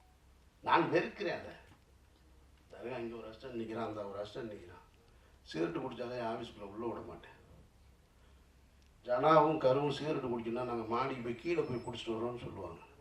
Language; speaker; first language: Tamil; native; Tamil